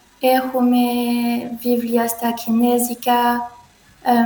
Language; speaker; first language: Greek; non-native, learner; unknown